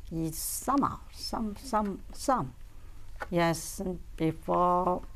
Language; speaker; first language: English; non-native, learner; Chinese